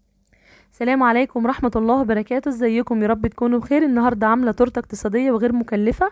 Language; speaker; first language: Arabic; native; Arabic